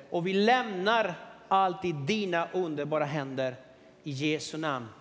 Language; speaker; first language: Swedish; non-native, fluent; Spanish